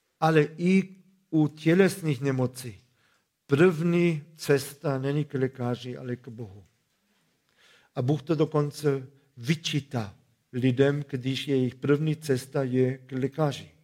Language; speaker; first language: Czech; non-native, fluent; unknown